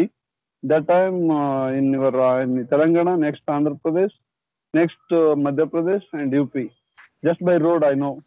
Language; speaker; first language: English; non-native, learner; Kannada